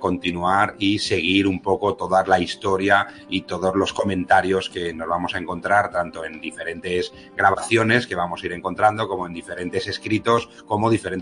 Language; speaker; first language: Spanish; native; Spanish